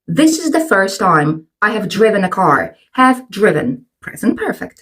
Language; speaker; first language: English; non-native, fluent; Polish